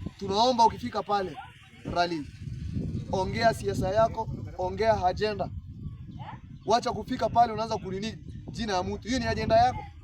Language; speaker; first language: Swahili; non-native, local second language; Kalenjin